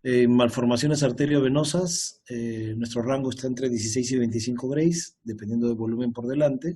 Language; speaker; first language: Spanish; native; Spanish